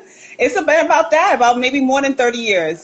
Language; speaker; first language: English; native; English